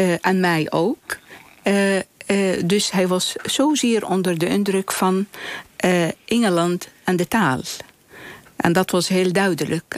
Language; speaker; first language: Dutch; non-native, fluent; Arabic